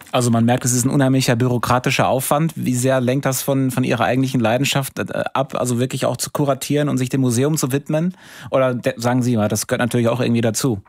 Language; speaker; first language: German; native; German